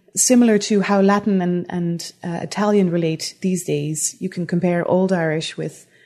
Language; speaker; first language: English; non-native, fluent; Dutch